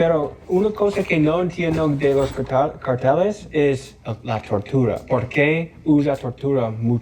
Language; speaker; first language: Spanish; non-native, learner; English